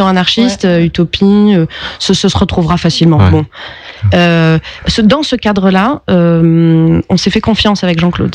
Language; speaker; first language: French; native; French